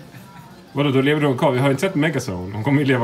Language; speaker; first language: Swedish; native; Swedish